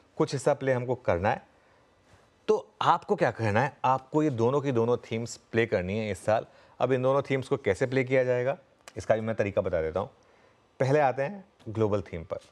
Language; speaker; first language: Hindi; native; Hindi